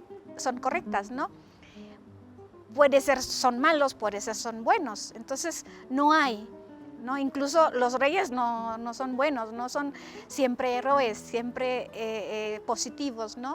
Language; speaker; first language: Spanish; non-native, fluent; Indonesian